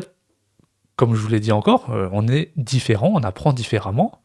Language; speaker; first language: French; native; French